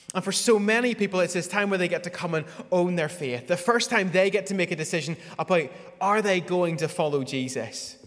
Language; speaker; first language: English; native; English